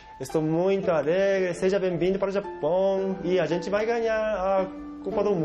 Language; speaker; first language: Portuguese; non-native, fluent; Japanese